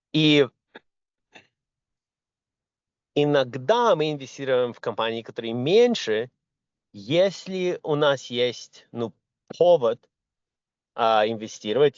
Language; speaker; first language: Russian; early bilingual, heritage; Russian